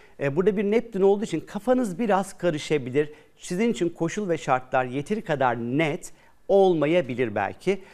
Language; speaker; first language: Turkish; native; Turkish